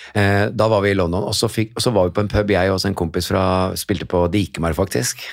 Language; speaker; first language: Norwegian; native; Norwegian